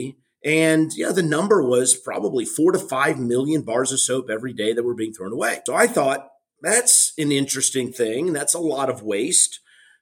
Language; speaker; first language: English; native; English